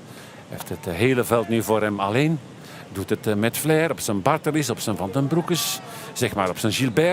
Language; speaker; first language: Dutch; native; Dutch